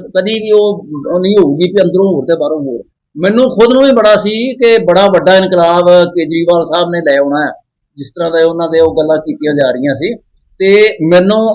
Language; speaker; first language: Punjabi; native; Punjabi